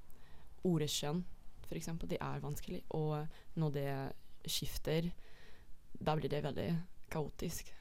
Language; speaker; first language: Swedish; non-native, fluent; Dutch